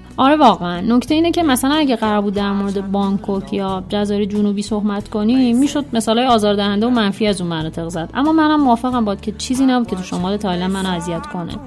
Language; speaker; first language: Persian; native; Persian